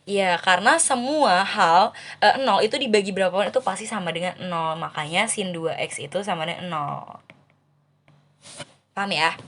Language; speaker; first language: Indonesian; native; Indonesian